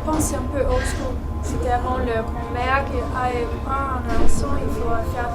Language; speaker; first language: French; non-native, learner; Danish